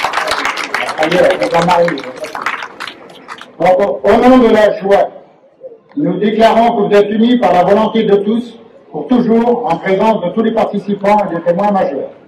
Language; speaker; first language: French; native; French